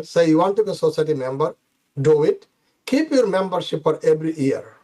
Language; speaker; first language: English; non-native, fluent; Bangla